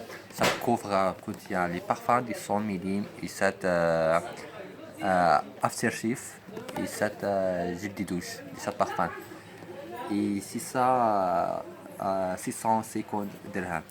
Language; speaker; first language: French; non-native, learner; Arabic